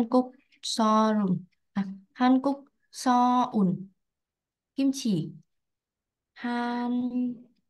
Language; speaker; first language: Korean; non-native, learner; Vietnamese